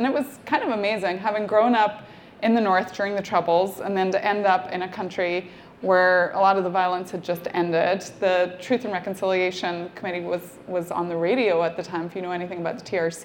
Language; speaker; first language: English; native; English